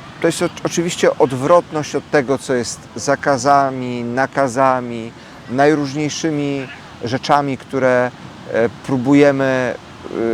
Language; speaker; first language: Polish; native; Polish